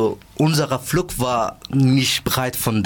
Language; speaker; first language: German; non-native, learner; Persian